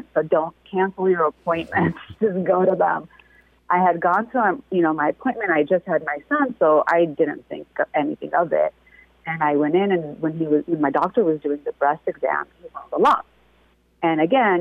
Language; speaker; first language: English; native; English